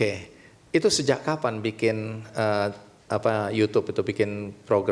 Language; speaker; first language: Indonesian; native; Indonesian